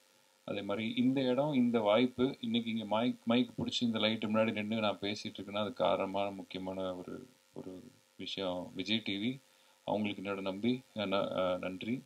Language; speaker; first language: Tamil; native; Tamil